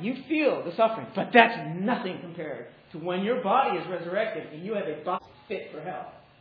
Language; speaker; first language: English; native; English